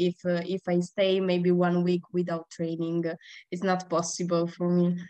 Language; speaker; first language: English; non-native, learner; Italian